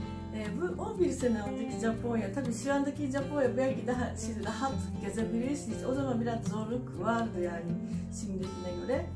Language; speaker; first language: Turkish; non-native, fluent; Japanese